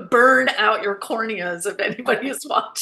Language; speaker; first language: English; native; English